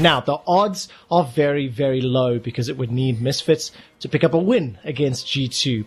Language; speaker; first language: English; native; English